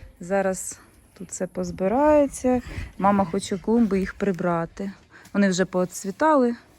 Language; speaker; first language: Ukrainian; native; Ukrainian